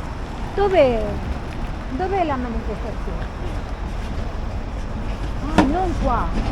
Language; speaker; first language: Italian; non-native, fluent; Spanish